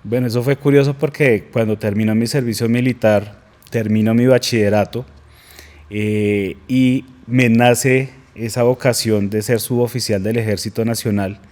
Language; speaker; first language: Spanish; native; Spanish